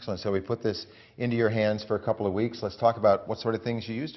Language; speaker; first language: English; native; English